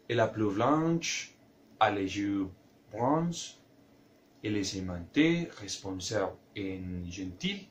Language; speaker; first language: French; non-native, learner; Spanish